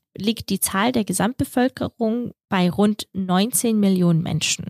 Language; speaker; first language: German; early bilingual, other home language; Russian